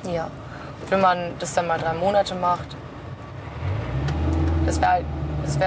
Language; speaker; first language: German; native; German